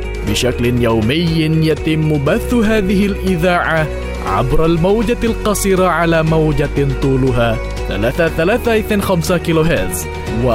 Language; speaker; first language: Arabic; non-native, fluent; Indonesian